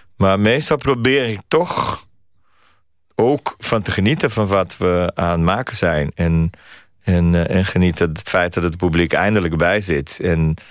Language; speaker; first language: Dutch; non-native, fluent; Portuguese